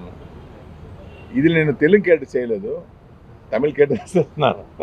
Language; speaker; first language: Telugu; non-native, learner; Tamil